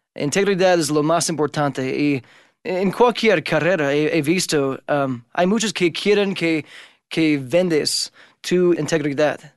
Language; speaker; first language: Spanish; non-native, fluent; English